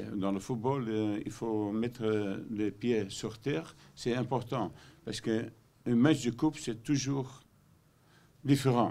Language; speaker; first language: French; non-native, learner; Dutch